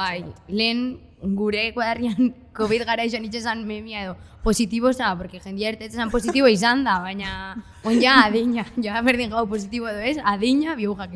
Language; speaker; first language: Basque; native; Basque